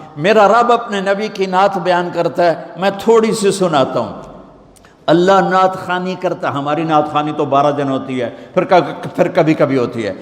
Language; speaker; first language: Urdu; non-native, local second language; Punjabi